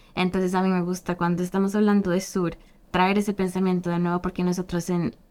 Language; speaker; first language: Spanish; native; Spanish